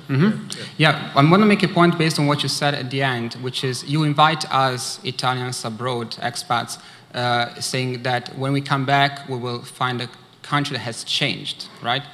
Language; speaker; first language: English; early bilingual, other home language; Italian